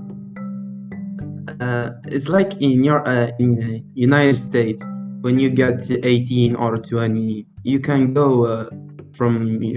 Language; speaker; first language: English; non-native, learner; Arabic